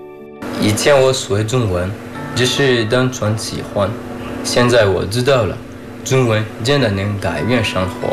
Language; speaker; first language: Chinese; non-native, fluent; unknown